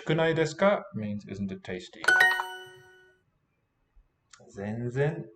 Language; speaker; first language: Japanese; non-native, learner; English